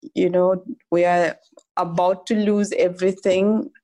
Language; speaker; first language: English; non-native, local second language; Adi